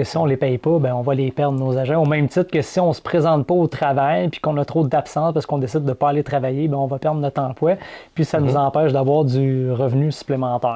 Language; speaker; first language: French; native; French